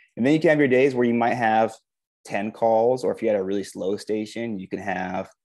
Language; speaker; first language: English; native; English